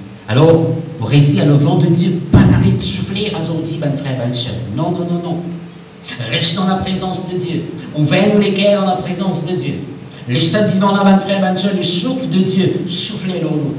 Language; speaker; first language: French; non-native, local second language; Morisyen